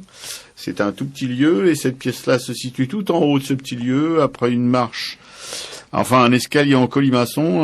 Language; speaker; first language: French; native; French